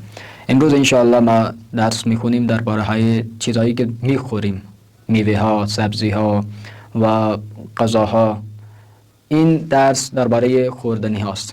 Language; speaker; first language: Persian; non-native, fluent; Urdu